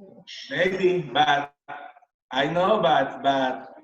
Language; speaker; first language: English; non-native, learner; Spanish